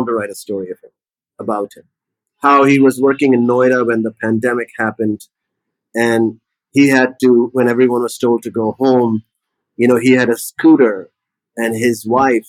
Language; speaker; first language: English; non-native, local second language; Urdu